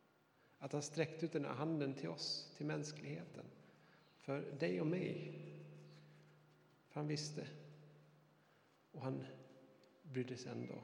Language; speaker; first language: Swedish; native; Swedish